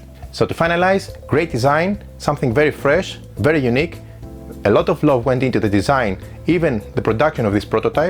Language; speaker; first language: English; non-native, fluent; Greek